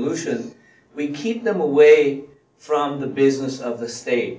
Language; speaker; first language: English; non-native, local second language; Punjabi